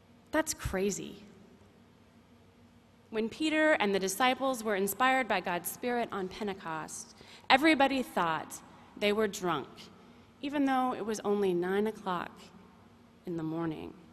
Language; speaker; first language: English; native; English